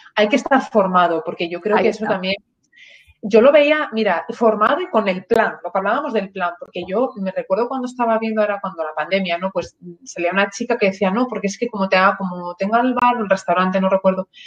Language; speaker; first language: Spanish; native; Spanish